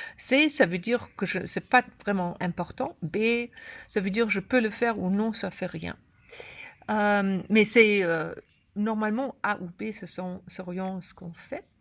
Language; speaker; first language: French; non-native, learner; German